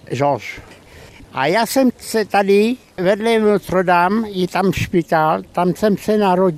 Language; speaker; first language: Czech; early bilingual, heritage; Czech